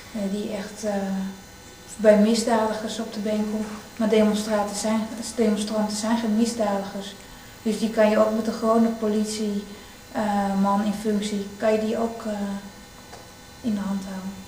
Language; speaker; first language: Dutch; native; Dutch